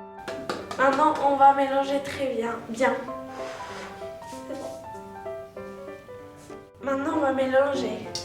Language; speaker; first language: French; non-native, learner; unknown